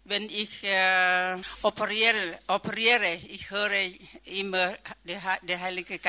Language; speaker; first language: German; non-native, learner; Thai